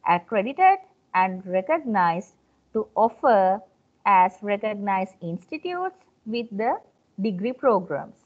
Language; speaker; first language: English; non-native, local second language; Sinhala